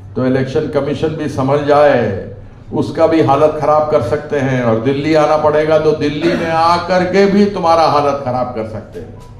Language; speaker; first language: Hindi; native; Hindi